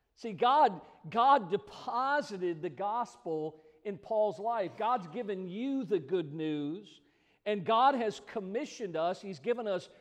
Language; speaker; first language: English; native; English